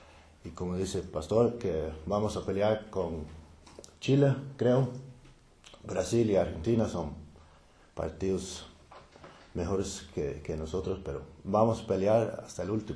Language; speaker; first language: Spanish; non-native, learner; Danish